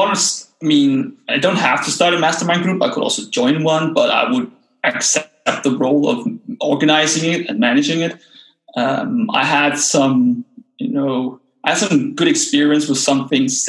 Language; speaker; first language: English; non-native, fluent; Danish